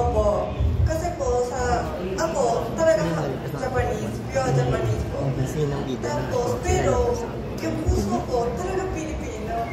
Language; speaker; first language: Filipino; non-native, learner; Japanese